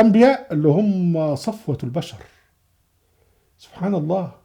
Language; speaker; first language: Arabic; native; Arabic